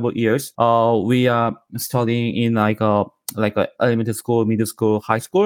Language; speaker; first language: English; non-native, learner; Korean